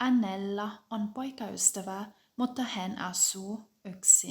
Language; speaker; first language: Finnish; non-native, fluent; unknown